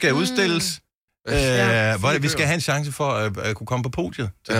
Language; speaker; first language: Danish; native; Danish